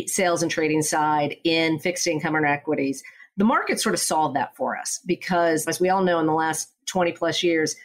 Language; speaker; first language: English; native; English